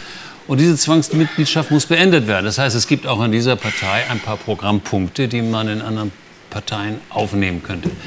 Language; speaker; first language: German; native; German